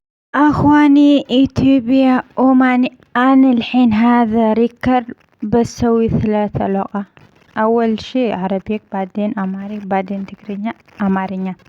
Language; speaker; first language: Arabic; non-native, learner; Amharic